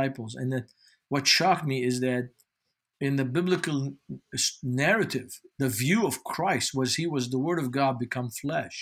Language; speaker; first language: English; non-native, fluent; Arabic